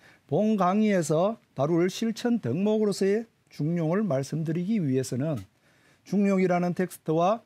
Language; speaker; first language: Korean; native; Korean